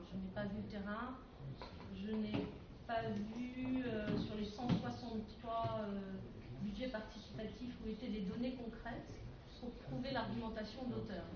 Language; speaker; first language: French; native; French